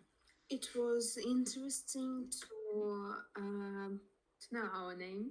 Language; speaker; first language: English; non-native, learner; Russian